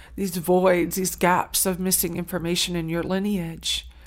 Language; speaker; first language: English; early bilingual, other home language; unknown